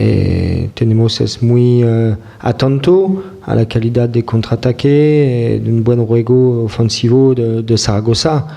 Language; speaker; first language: Spanish; non-native, fluent; French